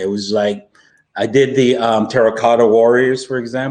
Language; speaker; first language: English; native; English